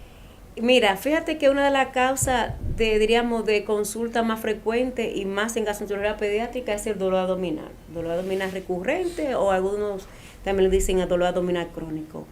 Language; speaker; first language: Spanish; native; Spanish